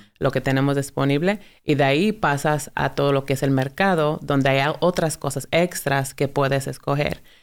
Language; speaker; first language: Spanish; early bilingual, heritage; Spanish